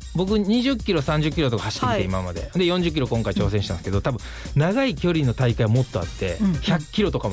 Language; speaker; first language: Japanese; native; Japanese